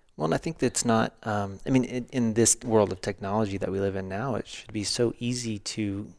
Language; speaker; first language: English; native; English